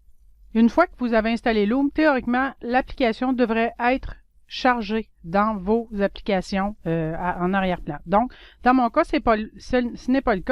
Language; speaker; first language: French; native; French